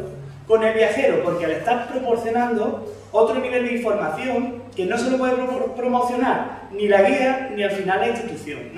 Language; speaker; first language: Spanish; native; Spanish